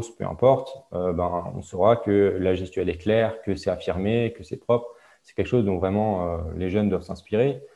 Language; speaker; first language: French; native; French